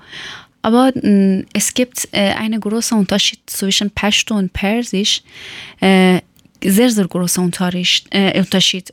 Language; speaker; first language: German; non-native, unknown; Persian